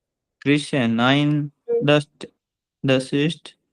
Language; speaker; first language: German; non-native, learner; Hindi